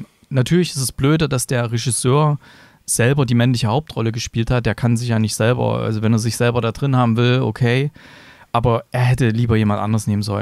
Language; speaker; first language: German; native; German